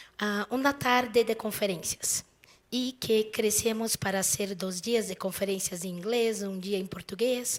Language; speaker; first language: Spanish; non-native, fluent; Portuguese